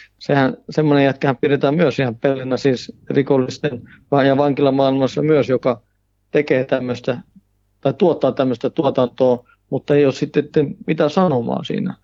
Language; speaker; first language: Finnish; early bilingual, heritage; Finnish